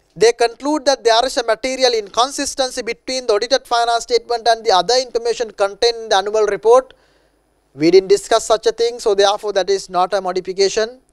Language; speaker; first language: English; non-native, local second language; Sinhala